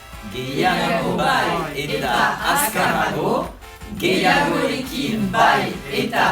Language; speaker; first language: Basque; non-native, learner; French